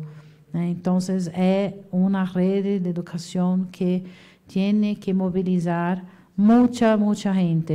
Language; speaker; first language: Spanish; non-native, fluent; Portuguese